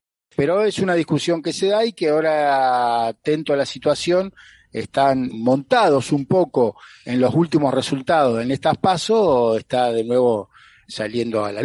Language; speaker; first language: Spanish; native; Spanish